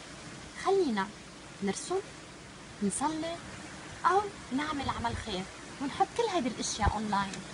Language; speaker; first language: Arabic; native; Arabic